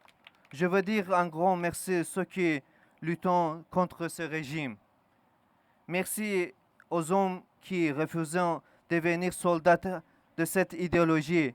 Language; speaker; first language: French; non-native, learner; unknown